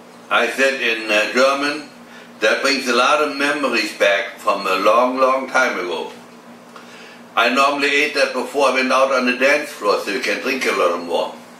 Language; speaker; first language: English; non-native, fluent; German